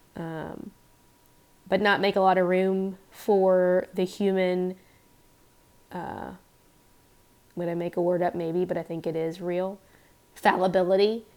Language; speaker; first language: English; native; English